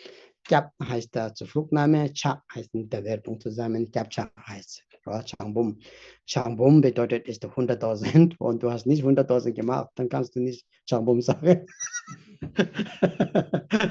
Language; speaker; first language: German; non-native, fluent; Tibetan